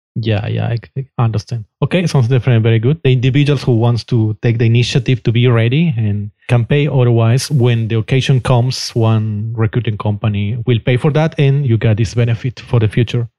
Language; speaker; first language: English; non-native, fluent; Spanish